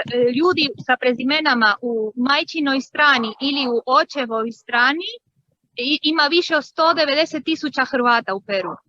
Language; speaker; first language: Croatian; early bilingual, heritage; Croatian